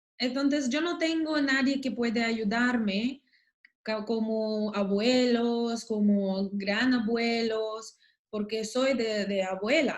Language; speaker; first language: Spanish; non-native, learner; Russian